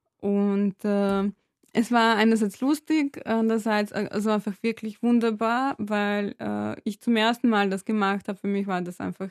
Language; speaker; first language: German; non-native, fluent; Serbian